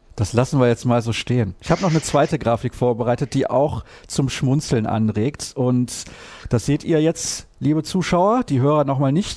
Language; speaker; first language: German; native; German